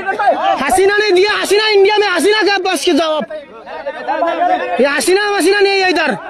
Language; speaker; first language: Hindi; non-native, learner; Bangla